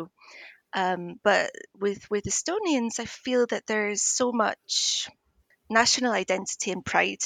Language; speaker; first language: English; native; English